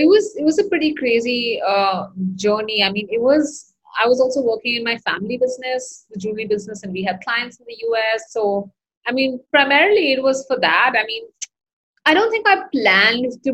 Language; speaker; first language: English; non-native, local second language; Hindi